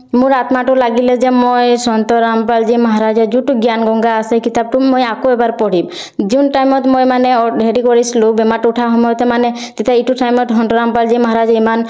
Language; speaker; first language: Assamese; non-native, local second language; Bodo